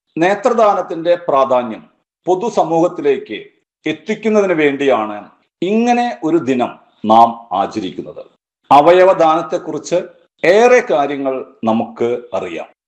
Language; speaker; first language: Malayalam; native; Malayalam